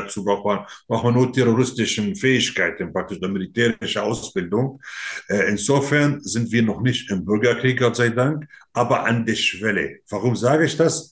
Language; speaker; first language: German; non-native, fluent; Arabic